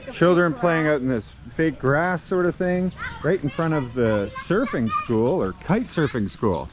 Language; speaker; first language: English; native; English